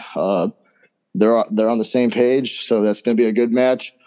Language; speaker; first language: English; native; English